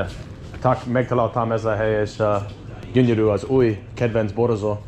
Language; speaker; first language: Hungarian; non-native, learner; English